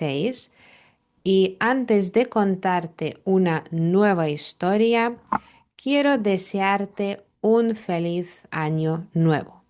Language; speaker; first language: Spanish; non-native, fluent; Lithuanian